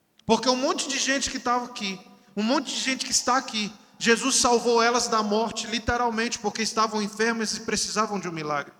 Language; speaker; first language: Portuguese; native; Portuguese